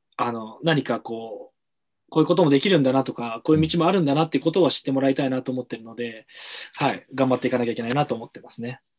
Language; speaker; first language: Japanese; native; Japanese